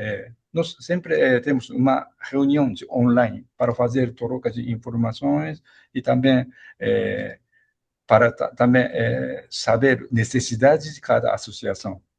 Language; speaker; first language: Portuguese; non-native, fluent; Japanese